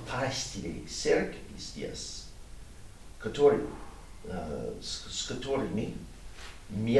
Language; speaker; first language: Russian; non-native, learner; English